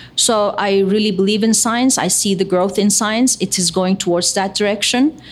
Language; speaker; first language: English; non-native, fluent; Turkish